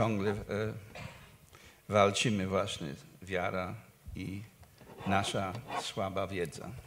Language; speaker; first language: Polish; non-native, fluent; English